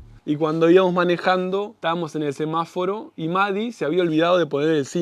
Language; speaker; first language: Spanish; native; Spanish